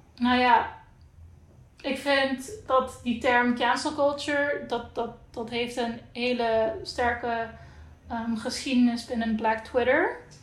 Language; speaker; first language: Dutch; non-native, local second language; Papiamento